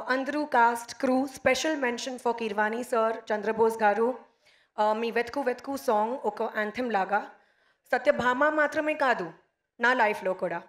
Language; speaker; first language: Telugu; non-native, learner; Hindi